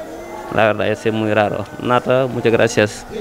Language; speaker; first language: Spanish; non-native, learner; Wolof